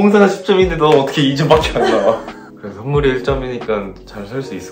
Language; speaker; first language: Korean; native; Korean